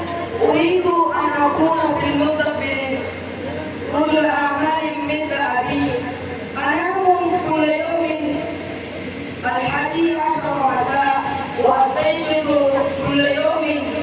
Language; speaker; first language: Arabic; non-native, learner; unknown